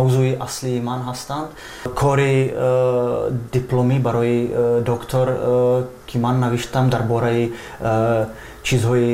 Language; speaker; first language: Persian; non-native, fluent; Czech